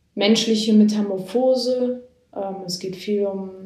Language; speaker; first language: German; native; German